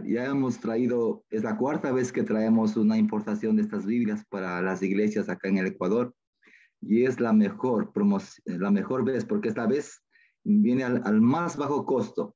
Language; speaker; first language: Spanish; native; Spanish